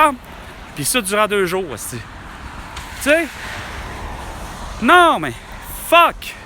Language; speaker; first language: French; native; French